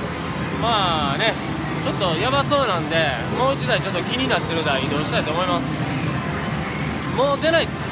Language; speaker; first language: Japanese; native; Japanese